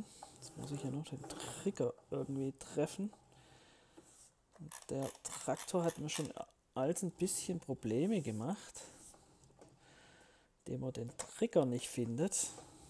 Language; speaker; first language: German; native; German